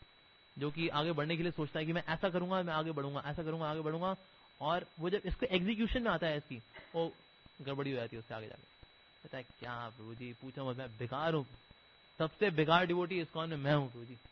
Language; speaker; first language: Hindi; native; Hindi